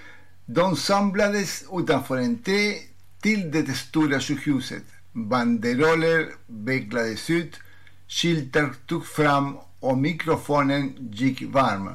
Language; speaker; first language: Swedish; non-native, fluent; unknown